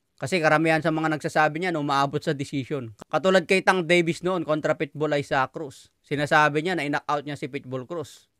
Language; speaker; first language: Filipino; native; Filipino